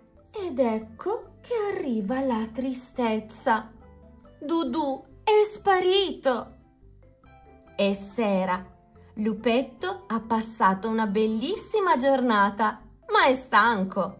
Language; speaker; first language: Italian; native; Italian